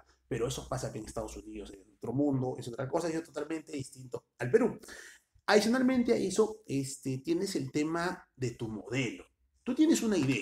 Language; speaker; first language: Spanish; native; Spanish